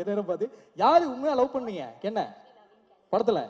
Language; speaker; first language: Tamil; native; Tamil